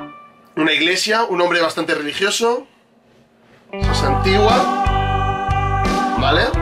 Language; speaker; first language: Spanish; native; Spanish